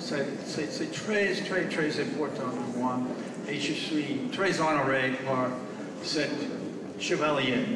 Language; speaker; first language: French; non-native, fluent; English